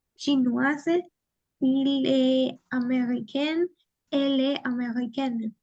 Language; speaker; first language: French; non-native, learner; Spanish